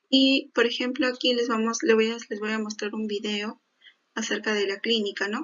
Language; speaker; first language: Spanish; native; Spanish